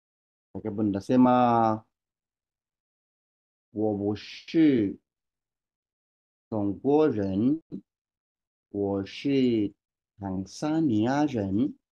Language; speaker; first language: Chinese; non-native, learner; Swahili